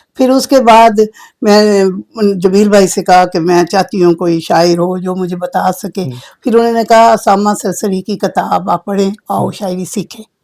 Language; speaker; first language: Urdu; native; Urdu